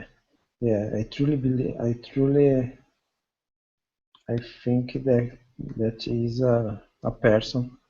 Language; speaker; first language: English; non-native, learner; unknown